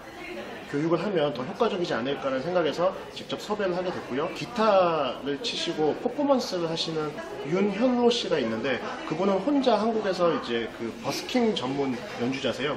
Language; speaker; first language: Korean; native; Korean